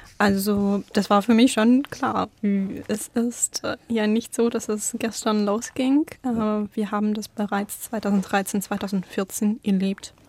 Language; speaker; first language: German; non-native, fluent; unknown